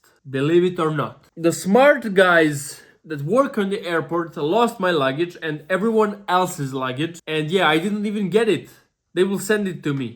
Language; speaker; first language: English; non-native, fluent; Serbian